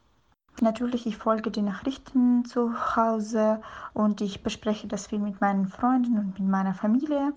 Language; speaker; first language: German; non-native, fluent; Russian